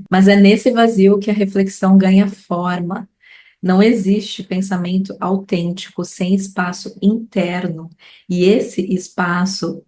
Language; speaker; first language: Portuguese; native; Portuguese